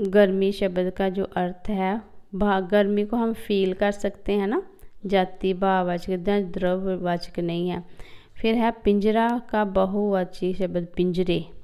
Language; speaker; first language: Hindi; non-native, local second language; Punjabi